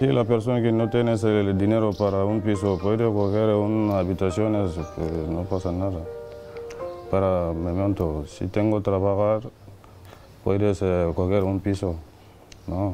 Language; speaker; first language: Spanish; non-native, learner; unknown